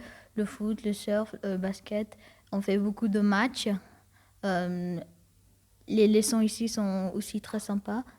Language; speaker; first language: French; non-native, learner; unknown